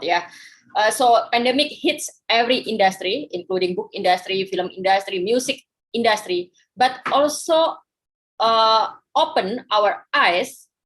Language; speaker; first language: English; non-native, fluent; Indonesian